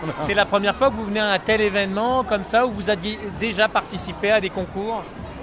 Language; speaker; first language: French; native; French